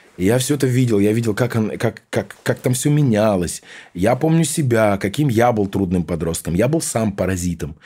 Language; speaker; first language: Russian; early bilingual, heritage; Russian